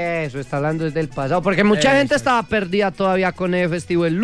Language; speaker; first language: Spanish; native; Spanish